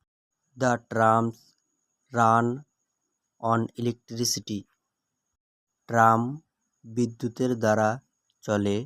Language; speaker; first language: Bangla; native; Bangla